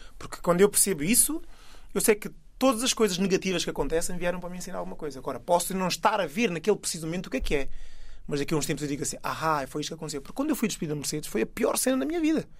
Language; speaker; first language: Portuguese; early bilingual, other home language; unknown